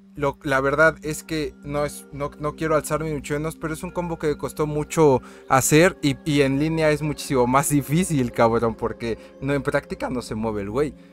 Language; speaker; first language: Spanish; native; Spanish